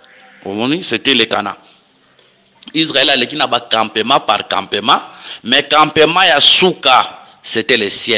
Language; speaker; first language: French; non-native, local second language; Lingala